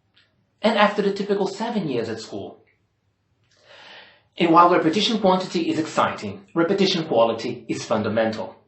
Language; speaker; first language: English; non-native, fluent; Portuguese